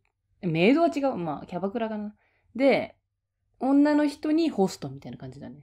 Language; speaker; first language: Japanese; native; Japanese